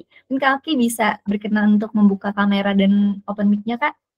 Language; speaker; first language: Indonesian; native; Indonesian